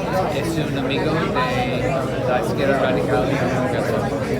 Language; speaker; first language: Spanish; non-native, learner; English